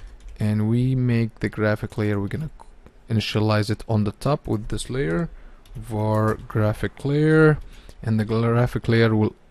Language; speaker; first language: English; non-native, fluent; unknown